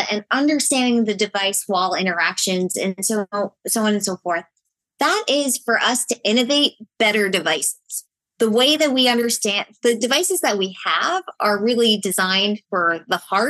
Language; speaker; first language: English; native; English